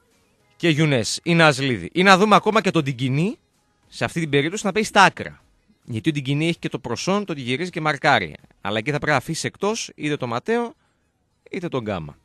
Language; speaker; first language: Greek; native; Greek